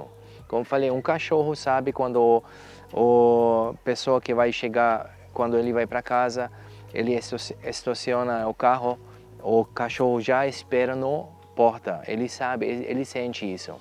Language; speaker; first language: Portuguese; non-native, fluent; German